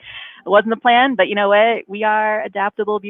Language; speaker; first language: English; native; English